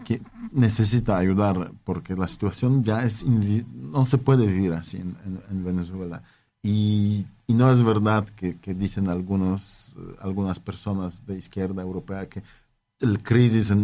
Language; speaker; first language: Spanish; non-native, fluent; Polish